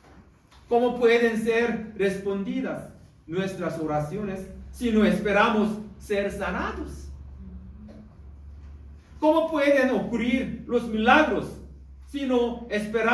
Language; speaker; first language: Spanish; non-native, learner; Korean